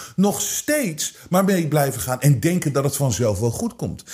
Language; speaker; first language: Dutch; native; Dutch